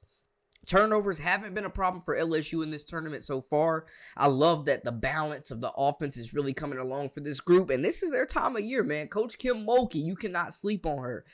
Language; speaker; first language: English; native; English